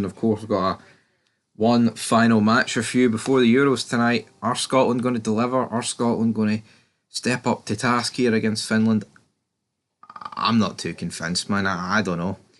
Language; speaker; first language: English; native; English